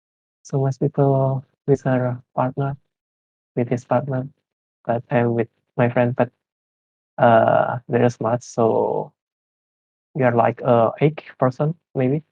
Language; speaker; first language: English; non-native, learner; Indonesian